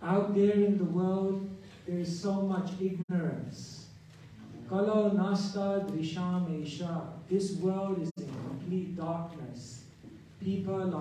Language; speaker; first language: English; native; English